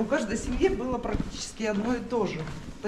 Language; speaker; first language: Russian; native; Russian